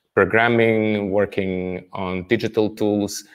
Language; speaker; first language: English; non-native, fluent; Russian